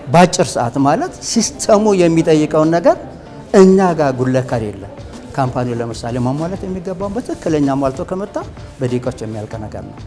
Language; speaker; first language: Amharic; native; Amharic